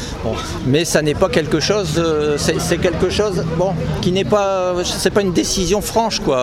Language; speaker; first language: French; native; French